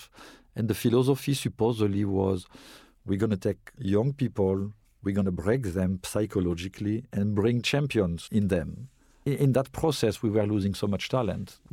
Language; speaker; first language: English; non-native, fluent; French